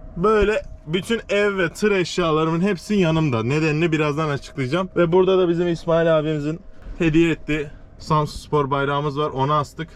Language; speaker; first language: Turkish; native; Turkish